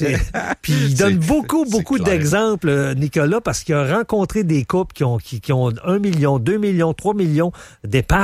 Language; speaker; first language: French; native; French